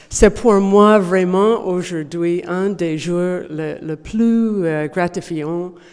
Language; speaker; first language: French; non-native, learner; English